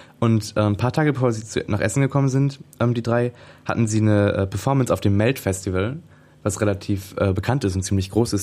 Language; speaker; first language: German; native; German